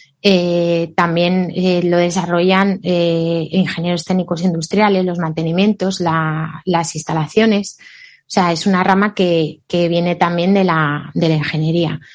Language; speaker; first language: Spanish; native; Spanish